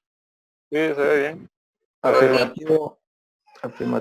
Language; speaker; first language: Spanish; native; Spanish